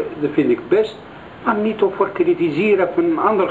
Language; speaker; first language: Dutch; non-native, learner; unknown